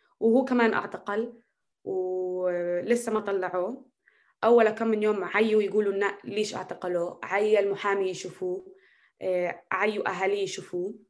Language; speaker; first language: Arabic; native; Arabic